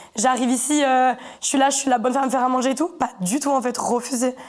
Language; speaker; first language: French; native; French